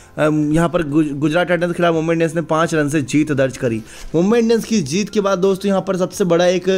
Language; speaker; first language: Hindi; native; Hindi